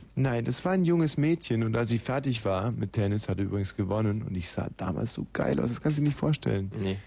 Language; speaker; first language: German; native; German